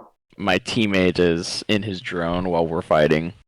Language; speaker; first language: English; native; English